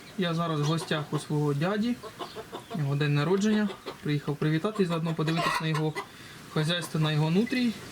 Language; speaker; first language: Ukrainian; native; Ukrainian